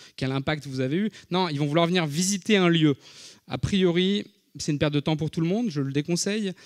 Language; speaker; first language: French; native; French